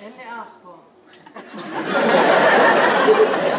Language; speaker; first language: Hebrew; non-native, local second language; Arabic